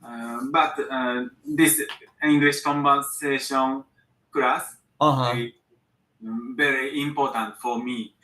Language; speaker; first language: English; non-native, learner; Japanese